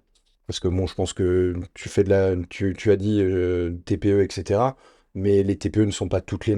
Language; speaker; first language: French; native; French